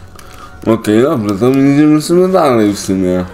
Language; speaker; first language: Polish; native; Polish